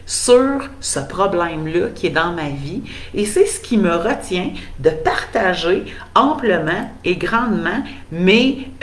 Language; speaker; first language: French; native; French